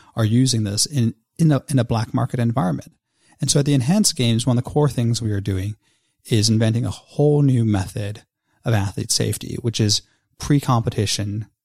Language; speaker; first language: English; native; English